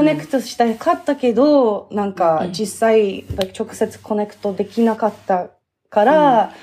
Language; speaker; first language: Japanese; early bilingual, heritage; English